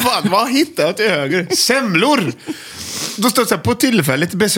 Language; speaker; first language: Swedish; native; Swedish